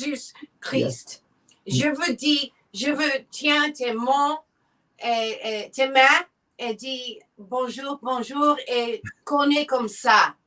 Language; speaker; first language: French; non-native, learner; English